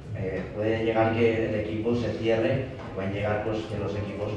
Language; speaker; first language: Spanish; non-native, local second language; Catalan